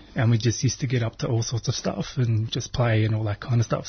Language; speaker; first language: English; non-native, local second language; Croatian